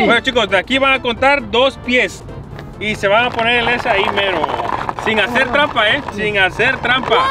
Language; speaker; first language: Spanish; native; Spanish